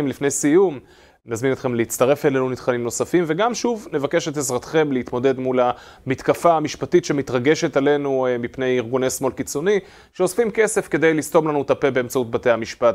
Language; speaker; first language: Hebrew; native; Hebrew